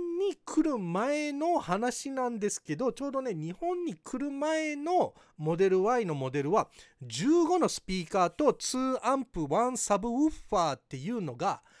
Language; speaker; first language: Japanese; early bilingual, heritage; Japanese